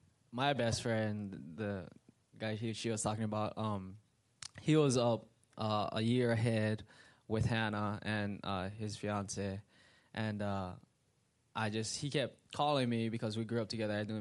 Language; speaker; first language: English; native; English